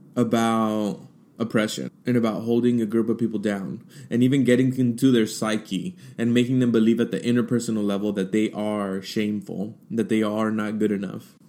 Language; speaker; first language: English; early bilingual, other home language; Spanish